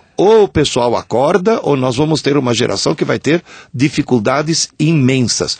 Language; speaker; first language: Portuguese; early bilingual, other home language; Italian